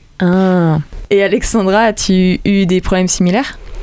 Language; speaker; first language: French; native; French